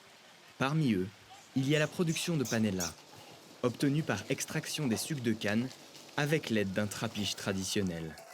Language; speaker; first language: French; native; French